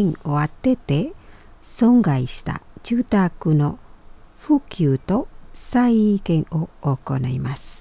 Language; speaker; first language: Japanese; non-native, fluent; Indonesian